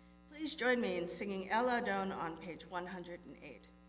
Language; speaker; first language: English; native; English